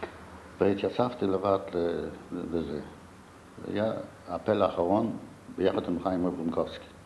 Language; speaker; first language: Hebrew; non-native, fluent; Yiddish